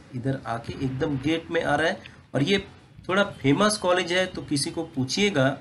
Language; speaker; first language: Hindi; non-native, local second language; Bangla